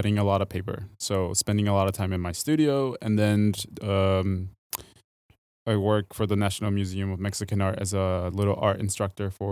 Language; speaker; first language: English; early bilingual, other home language; Spanish